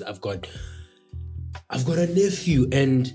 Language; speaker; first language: English; non-native, local second language; Southern Sotho